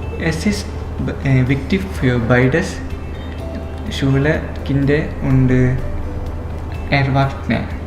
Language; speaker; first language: German; non-native, learner; Malayalam